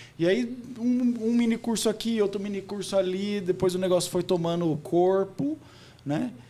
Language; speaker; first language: Portuguese; native; Portuguese